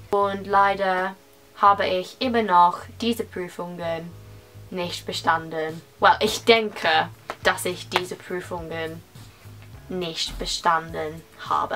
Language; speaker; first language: German; non-native, learner; English